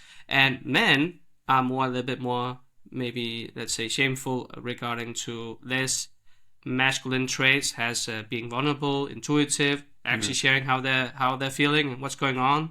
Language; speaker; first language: English; non-native, fluent; Danish